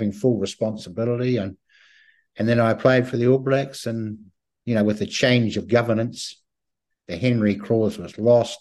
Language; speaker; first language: English; native; English